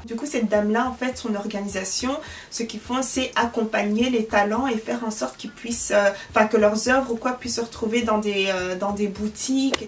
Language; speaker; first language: French; early bilingual, other home language; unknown